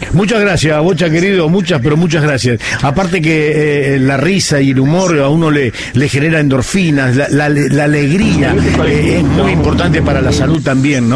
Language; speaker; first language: Spanish; native; Spanish